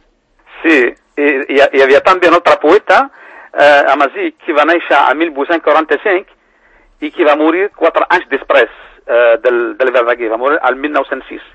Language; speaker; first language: Catalan; non-native, fluent; Berber languages